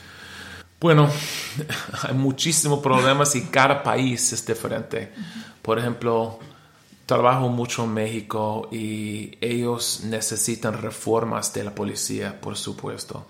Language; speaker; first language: Spanish; non-native, learner; English